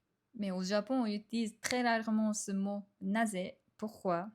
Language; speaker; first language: French; non-native, fluent; Japanese